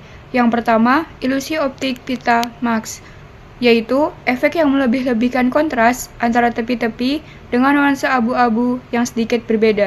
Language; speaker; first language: Indonesian; native; Indonesian